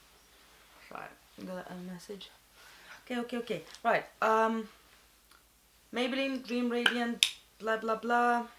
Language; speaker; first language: English; non-native, fluent; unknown